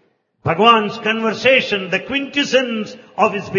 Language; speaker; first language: English; non-native, local second language; Telugu